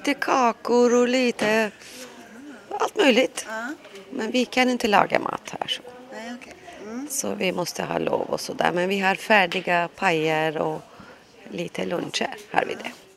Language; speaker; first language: Swedish; non-native, local second language; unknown